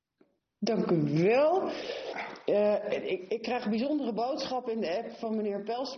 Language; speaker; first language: Dutch; native; Dutch